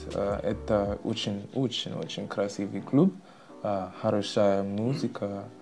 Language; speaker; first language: Russian; non-native, learner; English